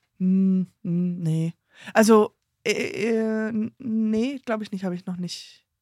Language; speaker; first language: German; non-native, fluent; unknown